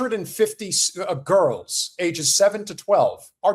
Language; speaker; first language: English; native; English